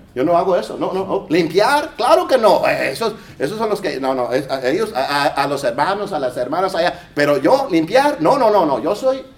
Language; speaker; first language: Spanish; early bilingual, heritage; Spanish